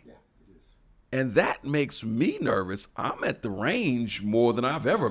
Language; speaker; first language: English; native; English